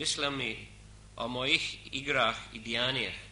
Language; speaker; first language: Russian; non-native, fluent; English